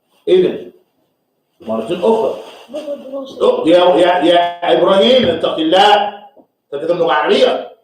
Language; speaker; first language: Arabic; non-native, fluent; English